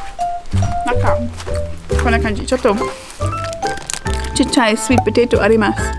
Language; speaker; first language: Japanese; non-native, learner; English